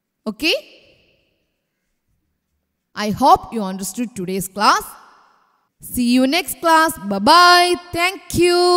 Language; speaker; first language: English; non-native, local second language; Malayalam